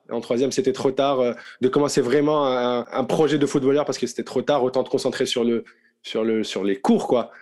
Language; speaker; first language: French; non-native, local second language; Arabic